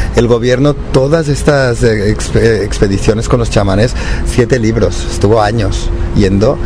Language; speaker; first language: Spanish; native; Spanish